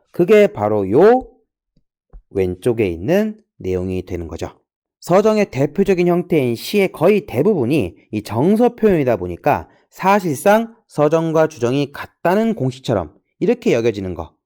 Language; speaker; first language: Korean; native; Korean